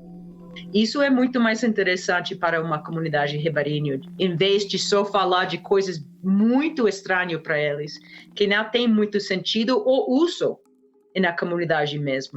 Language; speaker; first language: Portuguese; non-native, fluent; English